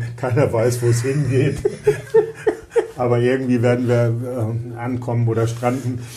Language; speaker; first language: German; native; German